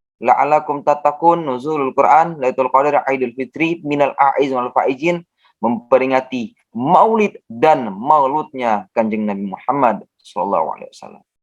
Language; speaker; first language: Indonesian; native; Indonesian